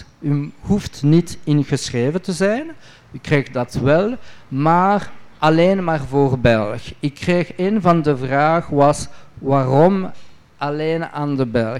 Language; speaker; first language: Dutch; non-native, local second language; French